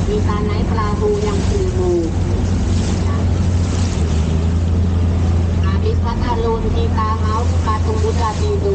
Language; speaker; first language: Indonesian; non-native, fluent; Thai